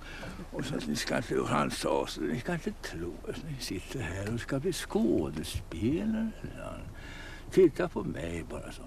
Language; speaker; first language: Swedish; native; Swedish